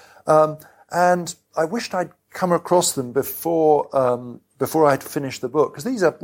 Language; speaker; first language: English; native; English